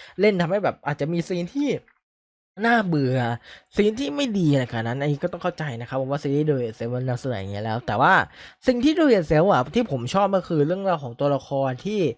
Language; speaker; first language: Thai; native; Thai